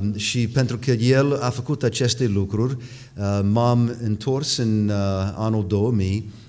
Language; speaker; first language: Romanian; non-native, fluent; English